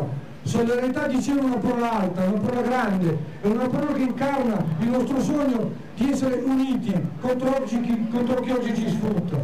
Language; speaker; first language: Italian; native; Italian